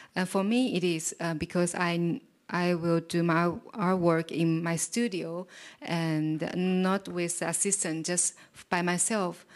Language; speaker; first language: English; non-native, fluent; Japanese